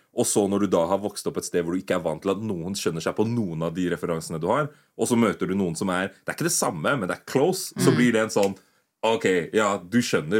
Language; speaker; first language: Norwegian; early bilingual, other home language; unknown